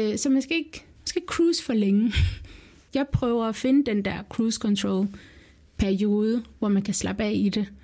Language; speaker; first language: Danish; early bilingual, other home language; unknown